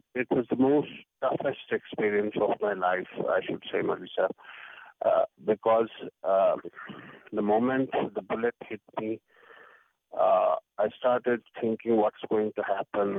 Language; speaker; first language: English; non-native, local second language; Kashmiri